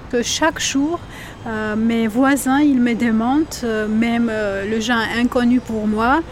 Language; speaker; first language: French; non-native, learner; Georgian